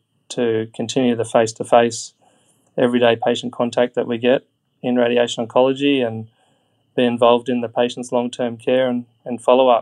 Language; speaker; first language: English; native; English